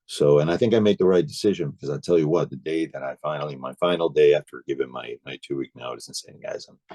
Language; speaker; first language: English; native; English